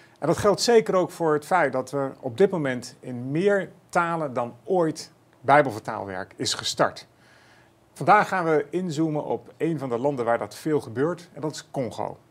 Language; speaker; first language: Dutch; native; Dutch